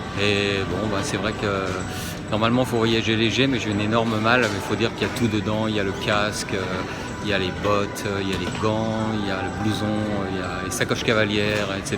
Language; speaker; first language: French; native; French